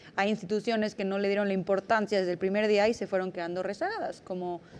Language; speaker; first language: Spanish; native; Spanish